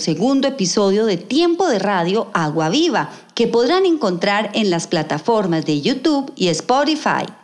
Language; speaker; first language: Spanish; native; Spanish